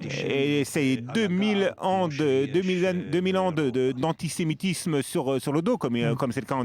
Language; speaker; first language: French; non-native, fluent; Hebrew